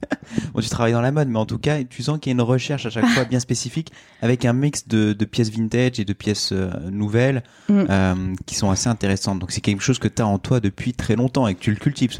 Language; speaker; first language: French; native; French